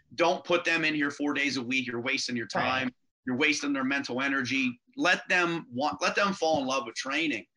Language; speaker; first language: English; native; English